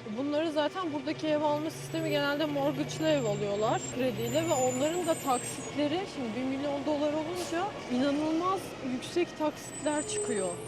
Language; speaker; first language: Turkish; native; Turkish